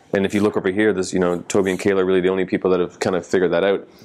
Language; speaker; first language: English; native; English